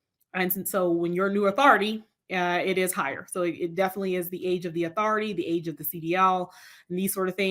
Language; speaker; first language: English; native; English